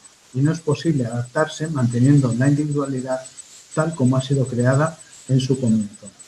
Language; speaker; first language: Spanish; native; Spanish